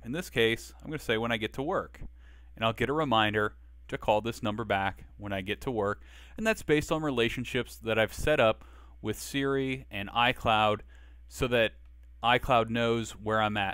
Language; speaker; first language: English; native; English